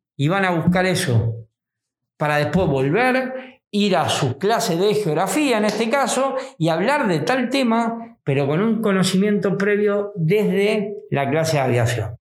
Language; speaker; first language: Spanish; native; Spanish